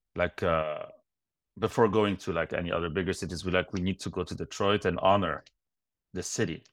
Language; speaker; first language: English; non-native, fluent; Arabic